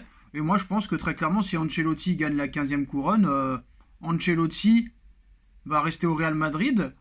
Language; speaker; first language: French; native; French